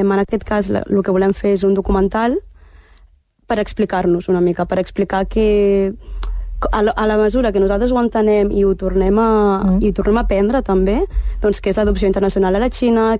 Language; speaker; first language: Catalan; early bilingual, heritage; Catalan